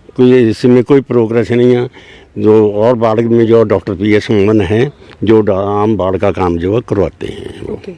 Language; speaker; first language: Hindi; non-native, local second language; Punjabi